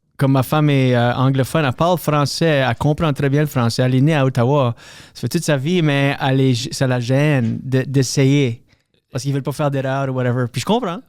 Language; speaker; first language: French; native; French